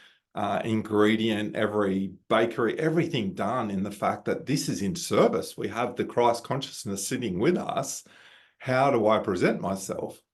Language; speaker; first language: English; native; English